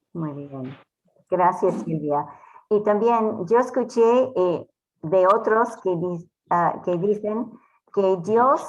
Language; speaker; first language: Spanish; non-native, fluent; English